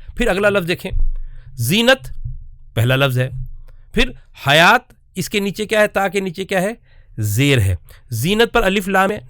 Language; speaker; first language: Urdu; native; Urdu